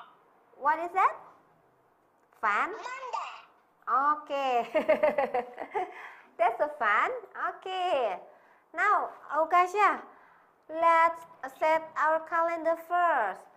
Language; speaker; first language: English; non-native, learner; Indonesian